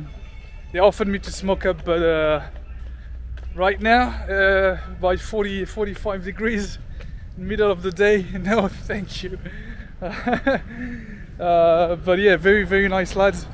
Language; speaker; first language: English; non-native, fluent; French